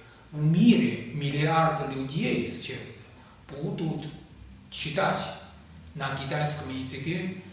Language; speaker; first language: Russian; non-native, learner; Chinese